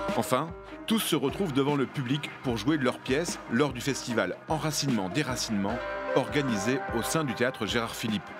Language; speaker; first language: French; native; French